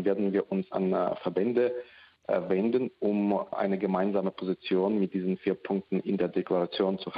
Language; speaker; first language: German; non-native, fluent; Russian